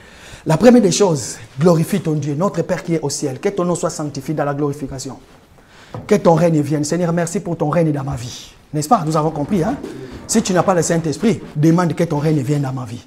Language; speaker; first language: French; non-native, local second language; Lingala